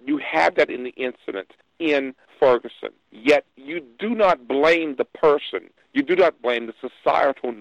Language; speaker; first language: English; native; English